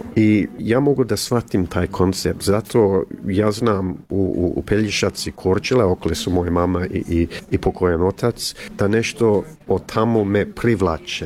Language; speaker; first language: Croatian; early bilingual, heritage; English